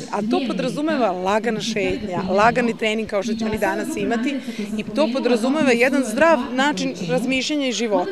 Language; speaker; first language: Serbian; native; Serbian